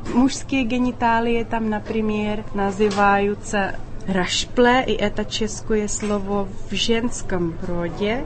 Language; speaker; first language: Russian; non-native, fluent; Czech